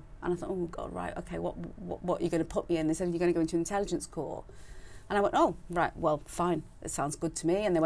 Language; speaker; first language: English; native; English